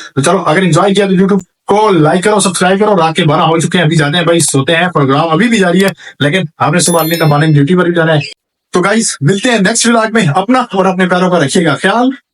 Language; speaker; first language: Urdu; non-native, local second language; Punjabi